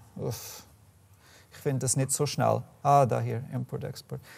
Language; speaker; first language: German; non-native, fluent; English